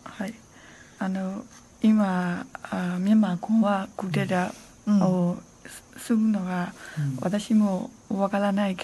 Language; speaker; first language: Japanese; non-native, learner; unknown